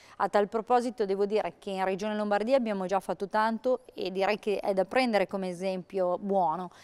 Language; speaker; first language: Italian; native; Italian